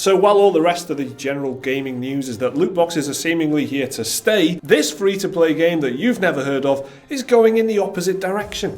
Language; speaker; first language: English; native; English